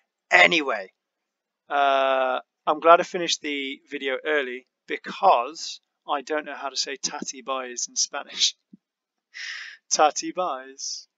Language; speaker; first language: English; native; English